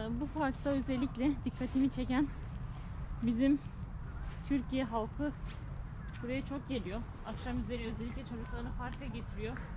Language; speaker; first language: Turkish; native; Turkish